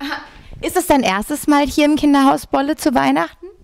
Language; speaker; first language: German; native; German